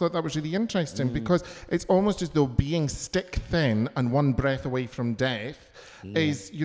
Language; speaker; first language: English; native; English